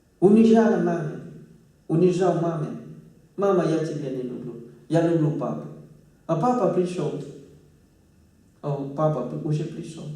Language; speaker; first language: Russian; non-native, fluent; Thai